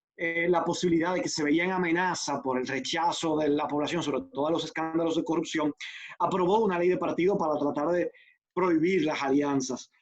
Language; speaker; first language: Spanish; native; Spanish